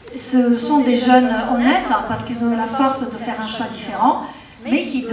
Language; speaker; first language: French; native; French